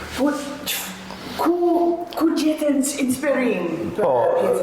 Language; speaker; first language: Albanian; non-native, learner; English